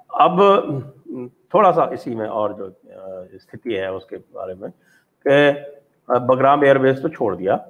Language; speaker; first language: Hindi; native; Hindi